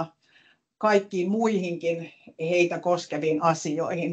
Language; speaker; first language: Finnish; native; Finnish